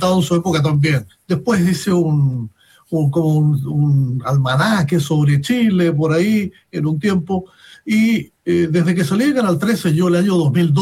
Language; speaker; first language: Spanish; native; Spanish